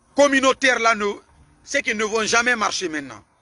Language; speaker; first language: French; non-native, local second language; Susu